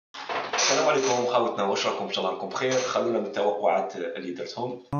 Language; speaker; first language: Arabic; native; Arabic